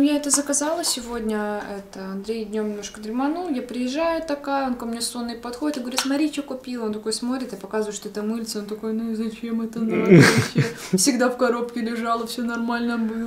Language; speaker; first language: Russian; native; Russian